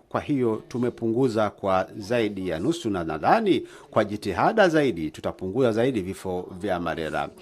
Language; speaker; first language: Swahili; native; Swahili